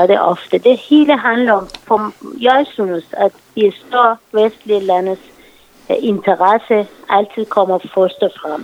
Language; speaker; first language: Danish; non-native, fluent; Persian